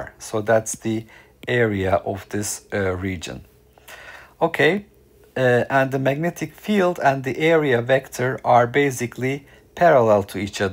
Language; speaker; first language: English; non-native, fluent; Turkish